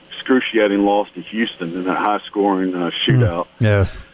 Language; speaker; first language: English; native; English